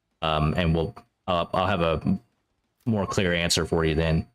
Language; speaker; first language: English; native; English